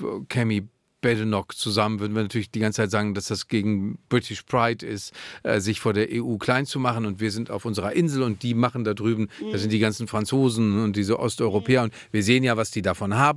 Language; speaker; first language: German; native; German